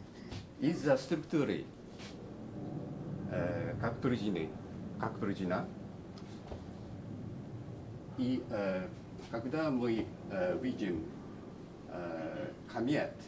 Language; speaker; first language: Russian; non-native, learner; Japanese